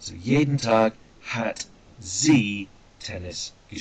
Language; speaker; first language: German; non-native, fluent; English